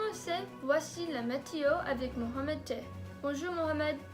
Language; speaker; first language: French; non-native, learner; English